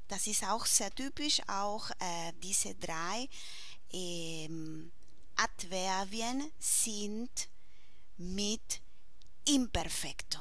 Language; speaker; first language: German; non-native, fluent; Spanish